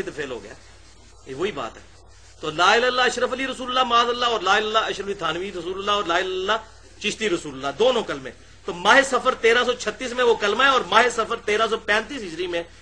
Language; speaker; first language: Urdu; non-native, local second language; Punjabi